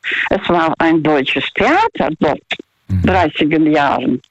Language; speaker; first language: German; non-native, fluent; Russian